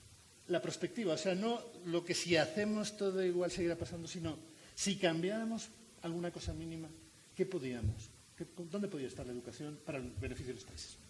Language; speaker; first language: Spanish; native; Spanish